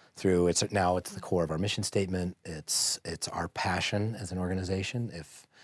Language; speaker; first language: English; native; English